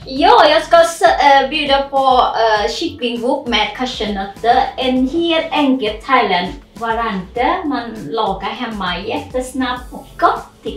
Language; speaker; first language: Swedish; non-native, learner; Thai